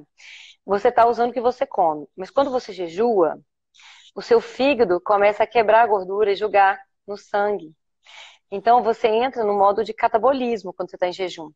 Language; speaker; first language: Portuguese; native; Portuguese